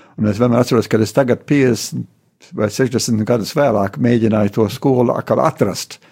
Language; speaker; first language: Latvian; early bilingual, heritage; Latvian